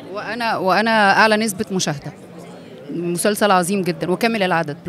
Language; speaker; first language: Arabic; native; Arabic